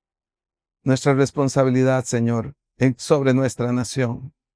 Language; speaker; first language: Spanish; native; Spanish